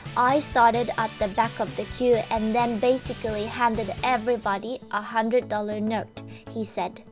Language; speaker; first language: English; non-native, fluent; Japanese